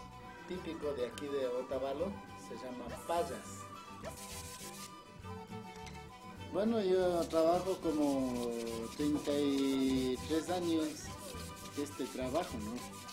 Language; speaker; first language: Spanish; non-native, local second language; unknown